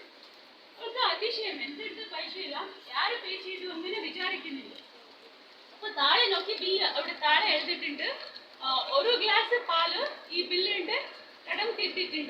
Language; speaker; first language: Malayalam; non-native, local second language; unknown